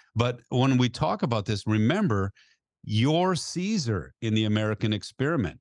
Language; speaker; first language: English; native; English